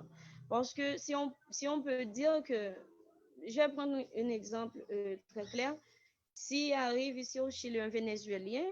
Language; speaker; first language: French; non-native, local second language; Haitian Creole